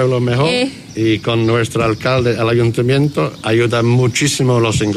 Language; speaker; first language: Spanish; non-native, learner; English